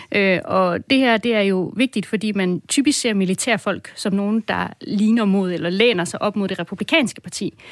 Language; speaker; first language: Danish; native; Danish